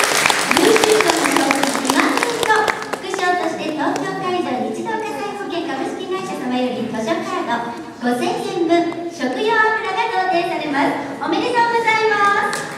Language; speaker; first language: Japanese; native; Japanese